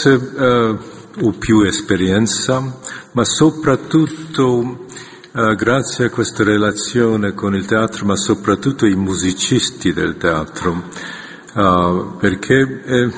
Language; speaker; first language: Italian; non-native, fluent; Korean